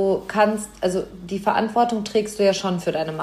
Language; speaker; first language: German; native; German